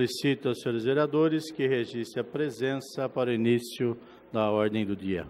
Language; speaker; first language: Portuguese; native; Portuguese